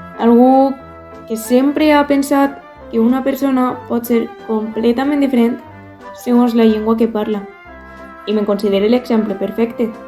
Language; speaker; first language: Catalan; native; Catalan